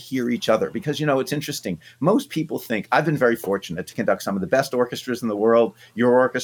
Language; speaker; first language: English; native; English